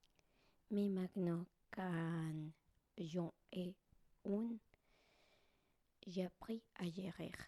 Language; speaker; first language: French; non-native, learner; Spanish